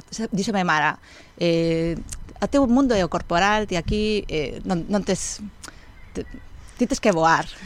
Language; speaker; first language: Galician; non-native, local second language; Spanish